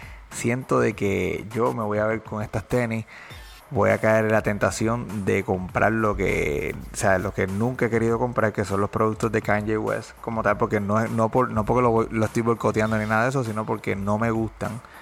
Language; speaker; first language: Spanish; native; Spanish